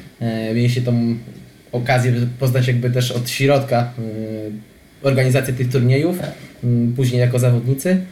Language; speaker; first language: Polish; native; Polish